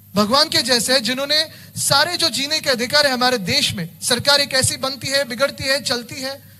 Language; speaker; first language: Hindi; non-native, local second language; Marathi